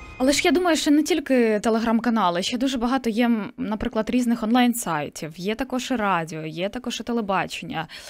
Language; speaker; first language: Ukrainian; native; Ukrainian